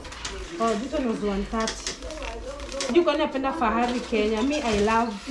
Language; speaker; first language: English; non-native, local second language; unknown